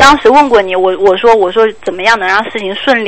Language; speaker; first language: Chinese; native; Chinese